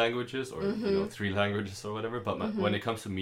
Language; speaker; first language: English; non-native, local second language; German